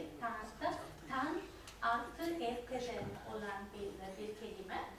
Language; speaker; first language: Turkish; non-native, fluent; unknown